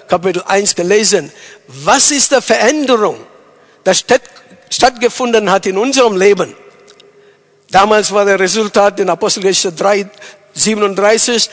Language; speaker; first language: German; non-native, fluent; Tamil